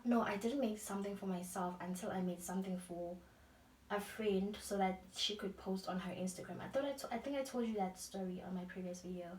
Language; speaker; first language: English; non-native, local second language; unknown